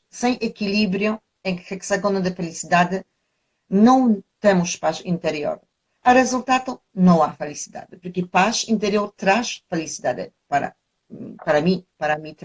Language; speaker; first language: Portuguese; non-native, fluent; Polish